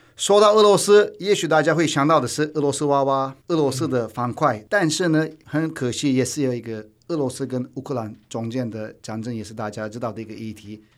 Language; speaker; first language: Chinese; non-native, fluent; Turkish